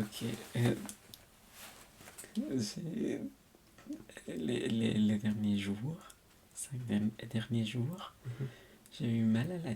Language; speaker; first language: French; non-native, fluent; Spanish